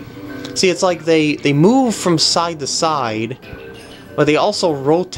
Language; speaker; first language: English; native; English